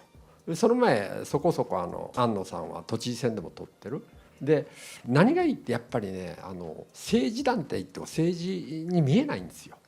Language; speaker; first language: Japanese; native; Japanese